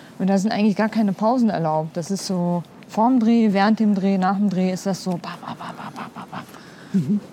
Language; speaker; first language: German; early bilingual, other home language; Kurdish